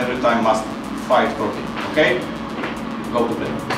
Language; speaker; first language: English; non-native, learner; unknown